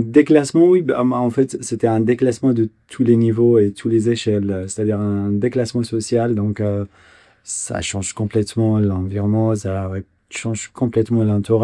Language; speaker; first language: French; non-native, fluent; Kurdish